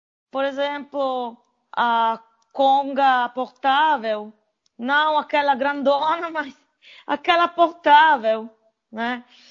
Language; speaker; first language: Portuguese; non-native, fluent; Italian